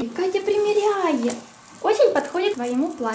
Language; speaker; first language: Russian; native; Russian